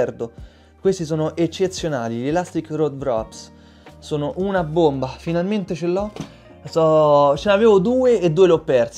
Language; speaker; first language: Italian; native; Italian